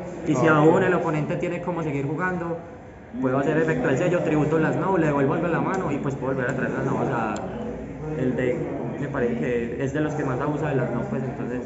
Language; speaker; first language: Spanish; native; Spanish